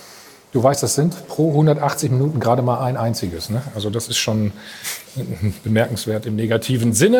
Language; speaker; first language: German; native; German